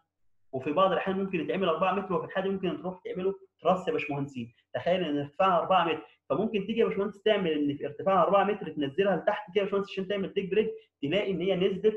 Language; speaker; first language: Arabic; native; Arabic